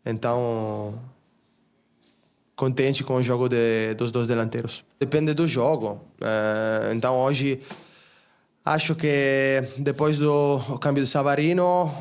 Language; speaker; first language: Portuguese; non-native, fluent; Italian